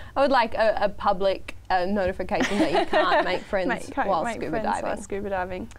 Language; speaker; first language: English; native; English